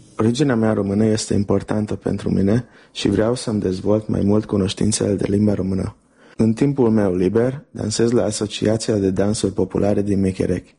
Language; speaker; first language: Romanian; early bilingual, heritage; Romanian